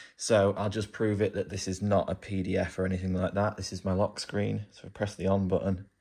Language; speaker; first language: English; native; English